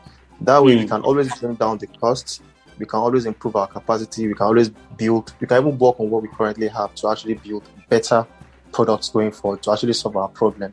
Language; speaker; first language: English; non-native, local second language; Hausa